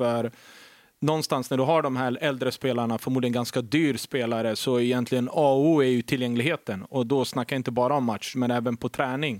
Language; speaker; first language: Swedish; native; Swedish